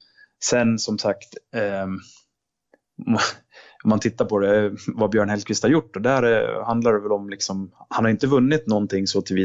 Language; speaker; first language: Swedish; native; Swedish